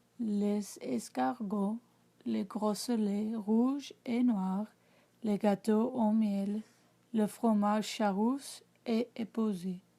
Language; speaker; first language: French; non-native, learner; English